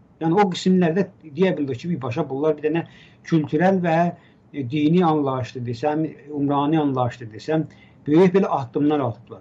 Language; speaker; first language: Azerbaijani; native; Azerbaijani